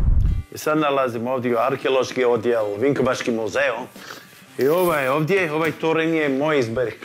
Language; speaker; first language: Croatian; non-native, fluent; English